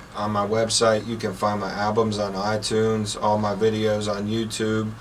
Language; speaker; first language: English; native; English